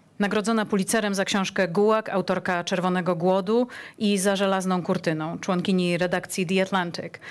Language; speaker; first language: Polish; native; Polish